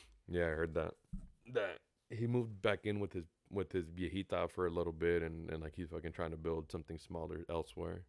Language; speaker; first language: English; early bilingual, other home language; Spanish